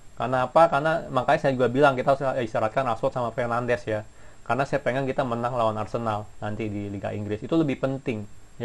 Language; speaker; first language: Indonesian; native; Indonesian